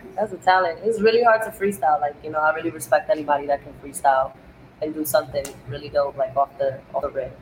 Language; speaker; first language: English; early bilingual, other home language; Spanish